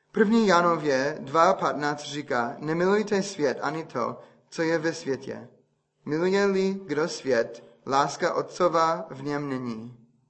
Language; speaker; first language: Czech; non-native, fluent; English